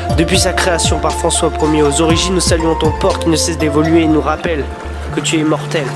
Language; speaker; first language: French; native; French